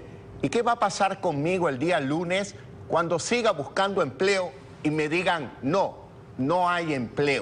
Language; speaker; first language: Spanish; native; Spanish